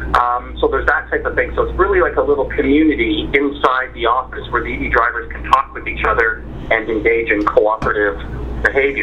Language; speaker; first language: English; native; English